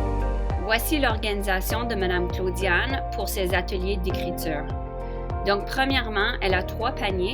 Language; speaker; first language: French; native; French